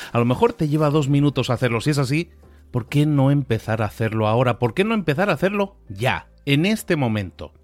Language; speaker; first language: Spanish; native; Spanish